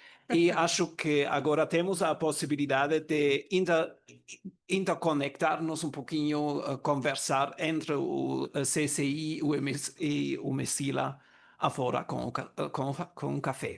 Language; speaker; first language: Portuguese; non-native, learner; German